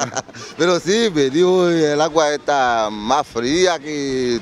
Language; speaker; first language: Spanish; non-native, learner; Haitian Creole